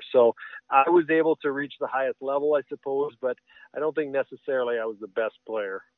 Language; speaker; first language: English; native; English